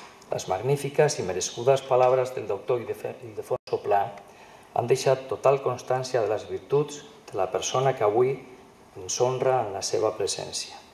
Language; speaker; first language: Catalan; native; Catalan